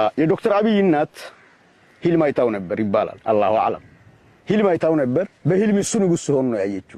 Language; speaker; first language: Amharic; non-native, local second language; Afar